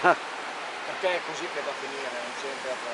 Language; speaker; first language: Italian; native; Italian